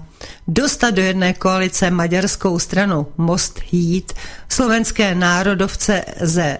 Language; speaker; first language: Czech; native; Czech